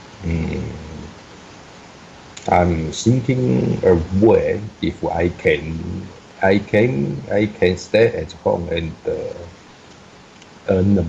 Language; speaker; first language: English; non-native, learner; Chinese